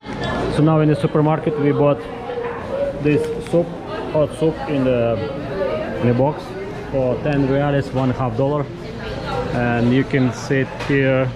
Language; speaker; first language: English; non-native, fluent; Russian